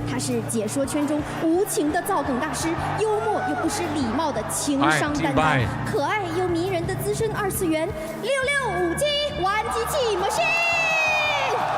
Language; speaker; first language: Chinese; native; Chinese